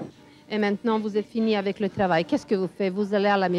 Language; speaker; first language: French; non-native, learner; Serbian